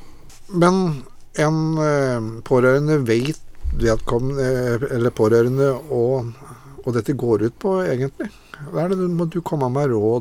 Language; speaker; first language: Norwegian; native; Norwegian